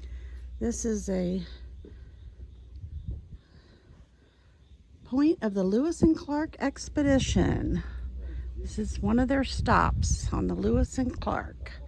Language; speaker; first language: English; native; English